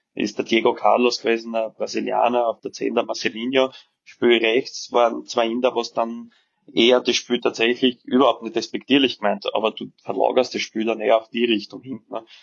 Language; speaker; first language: German; early bilingual, other home language; Serbian